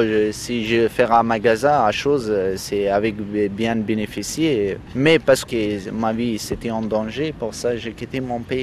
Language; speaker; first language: French; non-native, learner; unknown